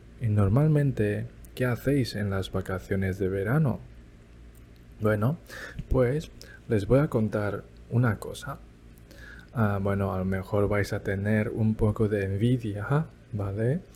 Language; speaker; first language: Spanish; early bilingual, other home language; Chinese